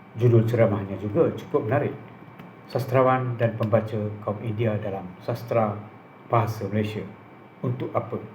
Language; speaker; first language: Malay; non-native, local second language; Tamil